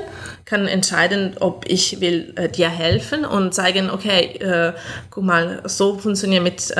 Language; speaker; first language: German; non-native, fluent; Italian